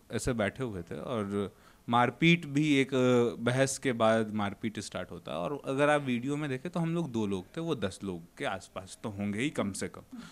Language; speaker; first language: Hindi; native; Hindi